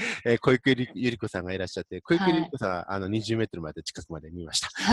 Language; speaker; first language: Japanese; native; Japanese